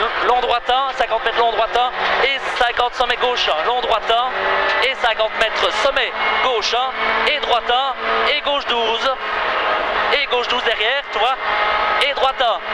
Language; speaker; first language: French; native; French